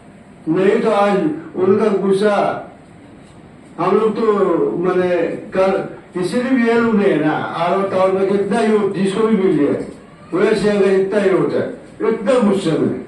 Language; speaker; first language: Hindi; non-native, local second language; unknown